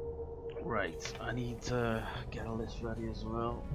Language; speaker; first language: English; native; English